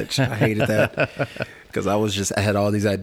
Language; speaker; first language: English; native; English